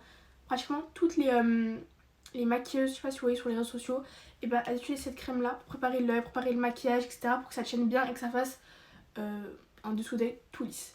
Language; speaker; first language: French; native; French